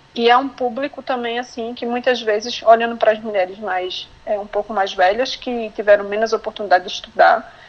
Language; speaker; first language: Portuguese; native; Portuguese